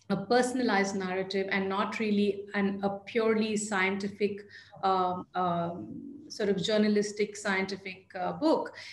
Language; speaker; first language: English; non-native, local second language; Hindi